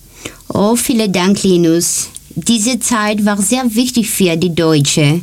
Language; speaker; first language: German; non-native, learner; Greek